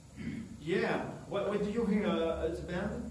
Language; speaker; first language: English; non-native, learner; French